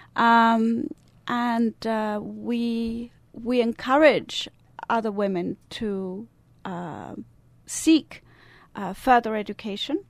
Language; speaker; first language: English; non-native, fluent; Italian